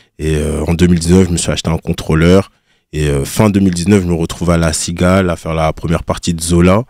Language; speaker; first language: French; early bilingual, other home language; Lingala